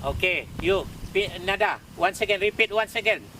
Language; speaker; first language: English; non-native, fluent; Indonesian